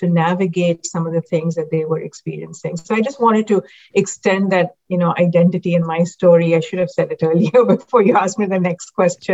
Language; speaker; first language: English; non-native, local second language; Hindi